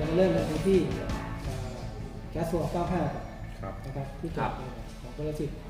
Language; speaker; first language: Thai; native; Thai